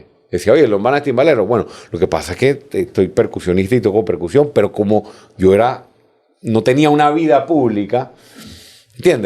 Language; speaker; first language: Spanish; native; Spanish